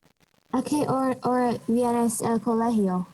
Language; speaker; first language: Spanish; non-native, learner; English